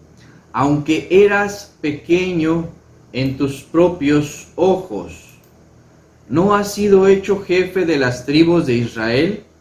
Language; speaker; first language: Spanish; native; Spanish